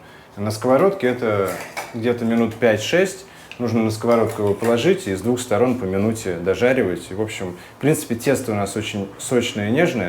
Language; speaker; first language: Russian; native; Russian